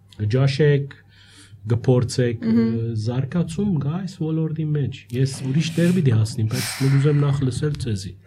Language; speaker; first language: Armenian; early bilingual, heritage; Armenian